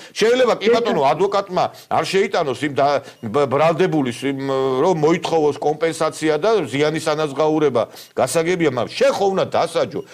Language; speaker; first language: Georgian; native; Georgian